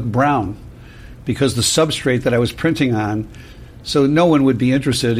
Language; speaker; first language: English; native; English